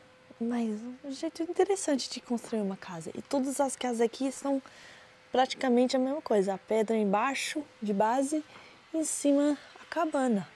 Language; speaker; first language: Portuguese; non-native, fluent; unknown